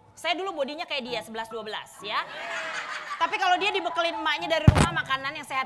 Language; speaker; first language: Indonesian; native; Indonesian